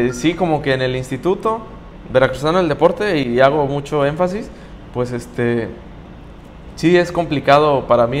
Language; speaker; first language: Spanish; native; Spanish